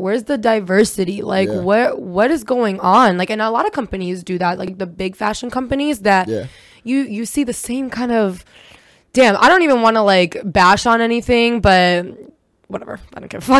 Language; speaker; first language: English; early bilingual, other home language; Russian